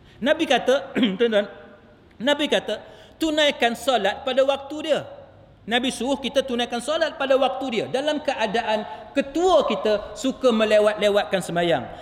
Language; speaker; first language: Malay; native; Malay